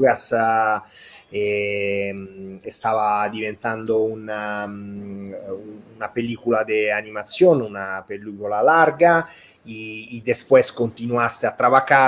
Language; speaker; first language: Spanish; non-native, fluent; Italian